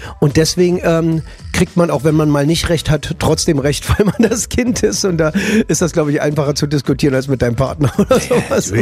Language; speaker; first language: German; native; German